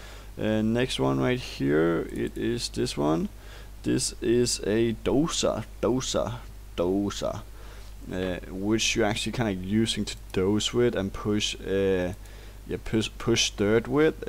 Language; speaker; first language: English; non-native, fluent; Danish